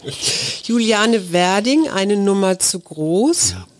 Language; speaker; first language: German; native; German